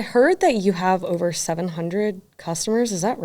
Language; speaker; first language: English; native; English